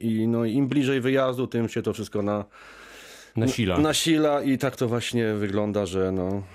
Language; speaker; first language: Polish; native; Polish